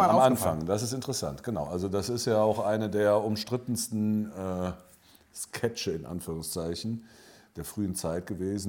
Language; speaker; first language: German; native; German